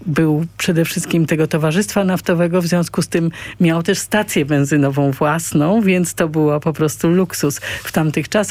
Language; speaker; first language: Polish; native; Polish